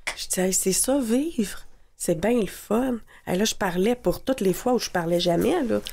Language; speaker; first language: French; native; French